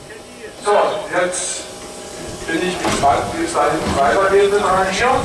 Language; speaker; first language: German; native; German